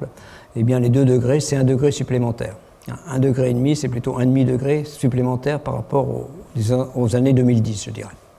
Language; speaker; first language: French; native; French